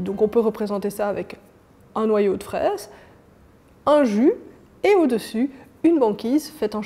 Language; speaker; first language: French; native; French